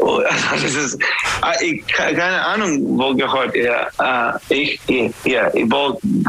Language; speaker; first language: German; non-native, learner; English